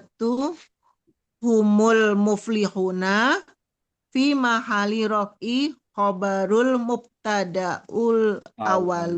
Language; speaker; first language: Arabic; non-native, learner; Indonesian